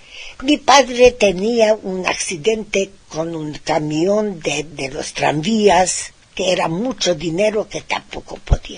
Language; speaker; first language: Spanish; non-native, fluent; Hungarian